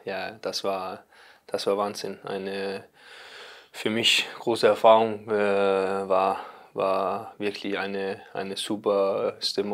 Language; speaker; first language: German; non-native, learner; Danish